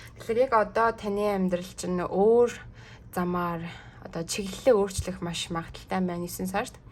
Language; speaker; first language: Mongolian; early bilingual, heritage; Mongolian